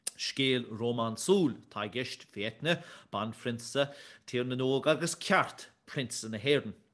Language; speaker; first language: Irish; native; Irish